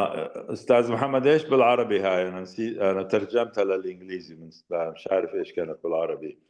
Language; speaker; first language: Arabic; native; Arabic